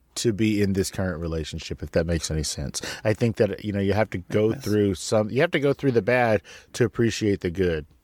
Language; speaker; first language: English; native; English